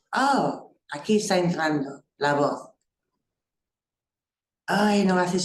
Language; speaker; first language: Spanish; non-native, fluent; English